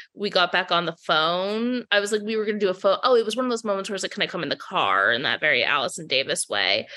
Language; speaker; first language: English; native; English